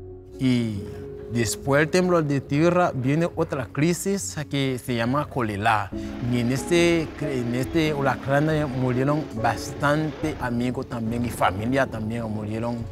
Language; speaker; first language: Spanish; non-native, learner; Haitian Creole